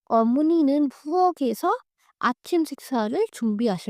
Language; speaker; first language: Korean; non-native, fluent; Hindi